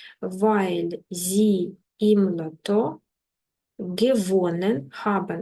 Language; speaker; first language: German; non-native, fluent; Ukrainian